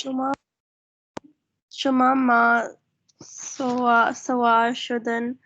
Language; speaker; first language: Persian; non-native, learner; Urdu